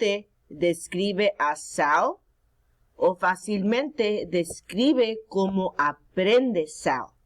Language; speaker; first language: Spanish; early bilingual, heritage; Spanish